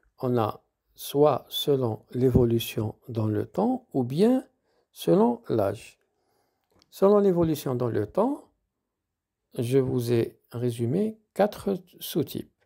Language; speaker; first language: French; non-native, local second language; Arabic